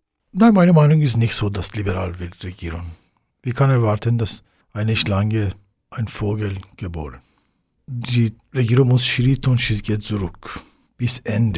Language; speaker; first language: German; non-native, learner; Persian